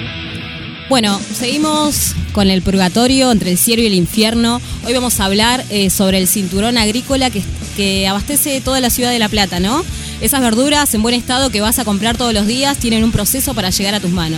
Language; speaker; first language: Spanish; native; Spanish